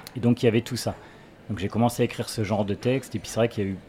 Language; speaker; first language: French; native; French